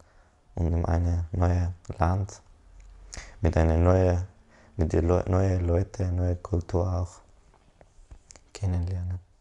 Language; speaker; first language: German; non-native, learner; Persian